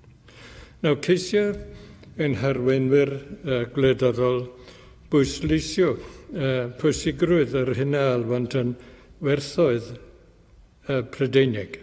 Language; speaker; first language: Welsh; native; Welsh